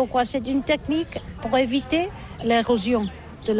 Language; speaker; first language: French; non-native, learner; Catalan